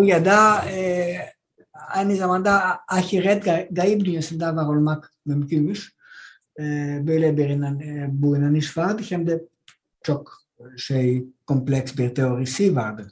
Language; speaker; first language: Turkish; non-native, fluent; Greek